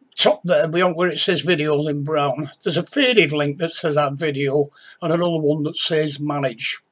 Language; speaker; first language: English; native; English